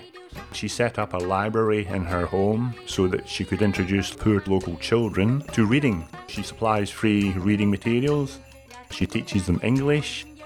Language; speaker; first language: English; native; English